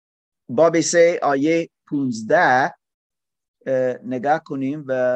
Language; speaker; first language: Persian; non-native, learner; English